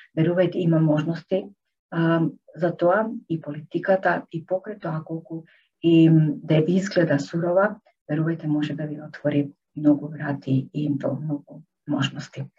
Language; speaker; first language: Macedonian; native; Macedonian